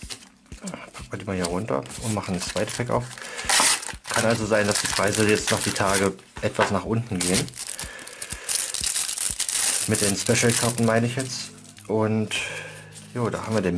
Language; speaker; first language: German; native; German